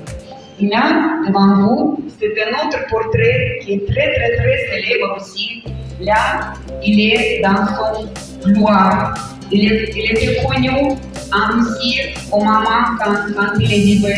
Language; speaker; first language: French; non-native, fluent; Russian